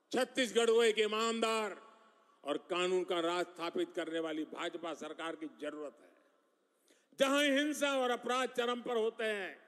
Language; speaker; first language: Hindi; non-native, local second language; Gujarati